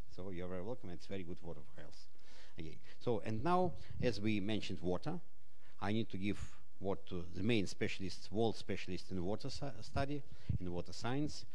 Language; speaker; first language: English; non-native, fluent; Russian